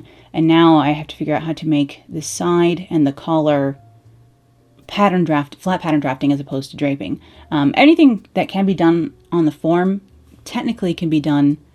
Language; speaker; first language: English; native; English